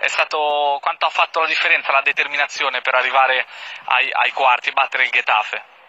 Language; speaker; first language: Italian; native; Italian